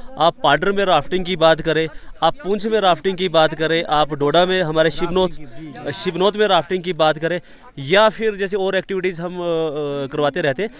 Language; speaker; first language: Hindi; non-native, local second language; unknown